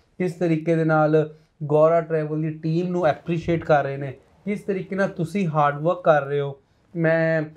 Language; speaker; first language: Punjabi; non-native, local second language; Hindi